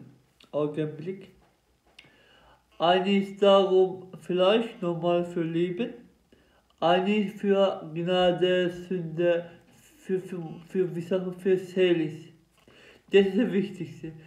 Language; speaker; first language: German; non-native, learner; Turkish